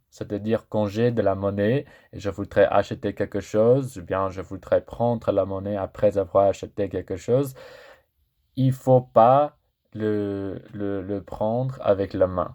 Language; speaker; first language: French; non-native, fluent; English